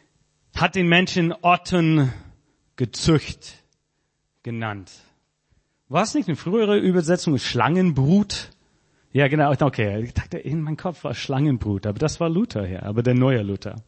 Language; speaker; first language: German; non-native, fluent; English